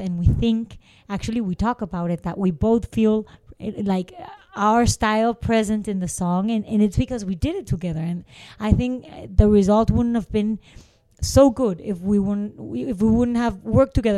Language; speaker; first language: English; non-native, fluent; Spanish